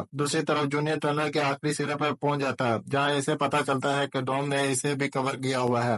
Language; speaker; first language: Hindi; native; Hindi